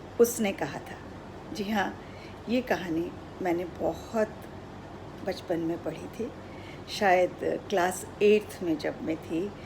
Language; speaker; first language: Hindi; non-native, local second language; Odia